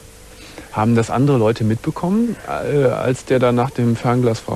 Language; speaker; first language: German; native; German